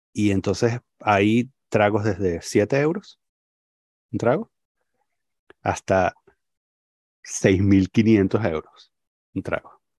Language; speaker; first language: Spanish; native; Spanish